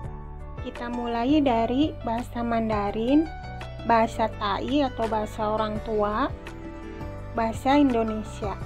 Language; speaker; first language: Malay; non-native, local second language; Javanese